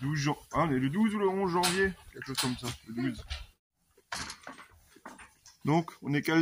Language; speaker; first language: French; native; French